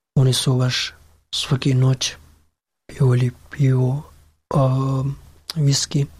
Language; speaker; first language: Serbian; non-native, learner; Pashto